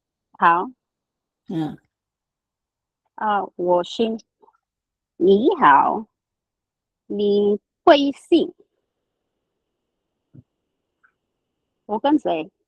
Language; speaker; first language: Chinese; non-native, learner; Filipino